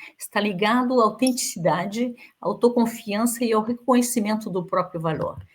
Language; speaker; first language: Portuguese; native; Portuguese